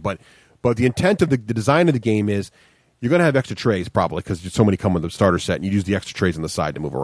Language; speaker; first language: English; native; English